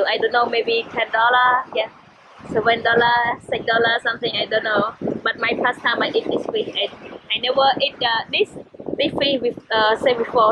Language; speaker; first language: English; non-native, learner; Khmer